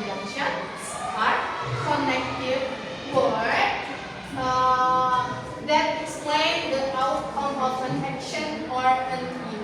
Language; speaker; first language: English; non-native, learner; Indonesian